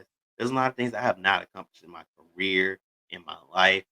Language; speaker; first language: English; native; English